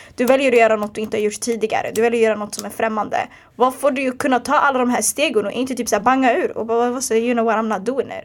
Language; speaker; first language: Swedish; early bilingual, other home language; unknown